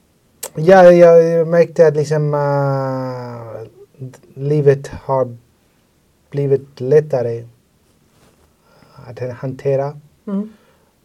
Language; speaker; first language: Swedish; non-native, fluent; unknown